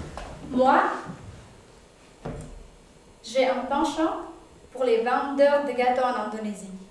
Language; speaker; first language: French; non-native, learner; Japanese